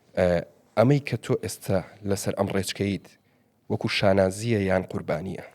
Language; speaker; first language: Central Kurdish; native; Central Kurdish